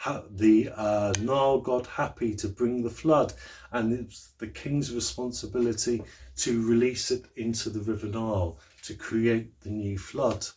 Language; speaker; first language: English; native; English